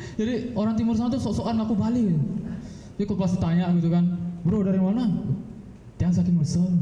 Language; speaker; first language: Indonesian; native; Indonesian